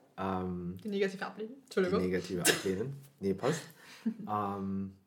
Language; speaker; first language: German; early bilingual, other home language; Filipino